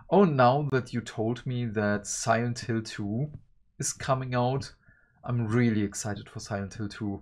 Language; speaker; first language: English; early bilingual, other home language; Turkish